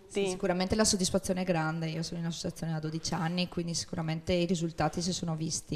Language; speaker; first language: Italian; native; Italian